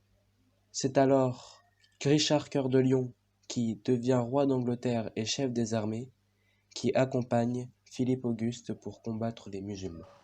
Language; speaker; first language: French; native; French